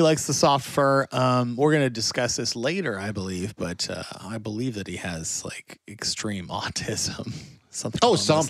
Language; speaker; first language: English; native; English